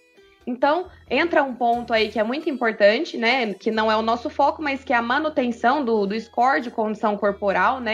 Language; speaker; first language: Portuguese; native; Portuguese